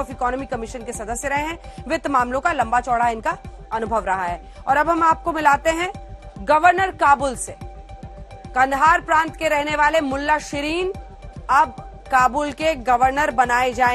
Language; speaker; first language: Hindi; native; Hindi